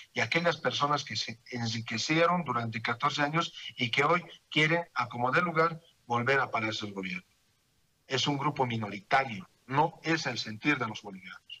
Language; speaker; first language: Spanish; native; Spanish